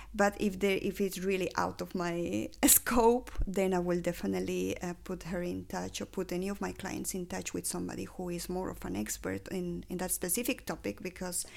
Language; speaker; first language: English; non-native, fluent; Spanish